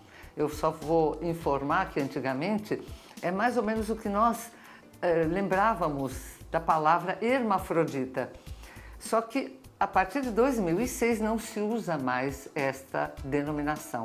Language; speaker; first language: Portuguese; native; Portuguese